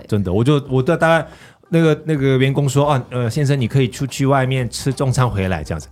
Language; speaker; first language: Chinese; non-native, fluent; Korean